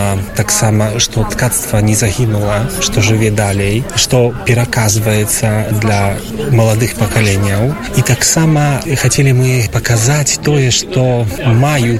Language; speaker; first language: Polish; non-native, local second language; Ukrainian